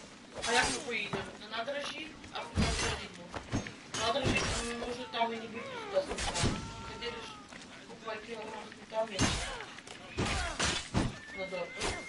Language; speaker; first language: Czech; non-native, learner; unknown